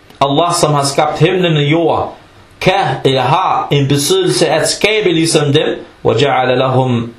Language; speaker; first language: Danish; early bilingual, other home language; Arabic